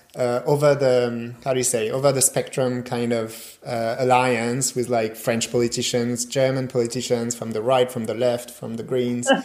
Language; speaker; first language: English; non-native, fluent; French